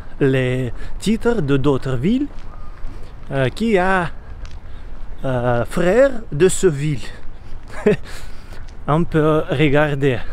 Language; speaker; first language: French; non-native, learner; Russian